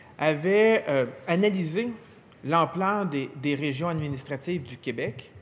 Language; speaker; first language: French; native; French